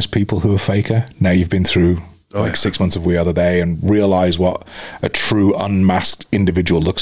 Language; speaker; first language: English; native; English